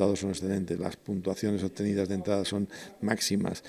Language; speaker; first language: Spanish; native; Spanish